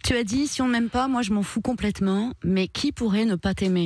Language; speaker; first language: French; native; French